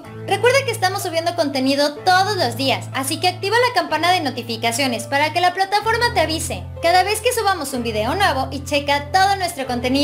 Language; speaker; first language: Spanish; native; Spanish